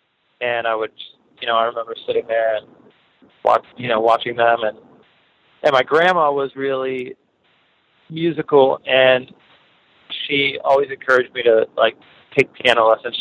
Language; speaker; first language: English; native; English